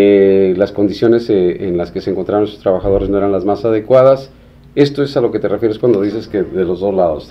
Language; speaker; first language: Spanish; native; Spanish